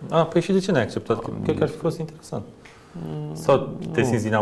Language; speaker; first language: Romanian; native; Romanian